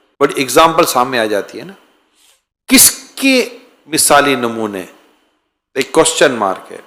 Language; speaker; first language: Urdu; native; Urdu